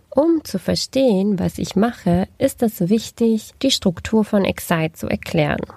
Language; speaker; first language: German; early bilingual, other home language; Turkish